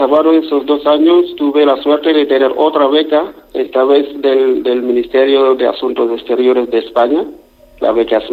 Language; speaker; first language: Spanish; non-native, fluent; Wolof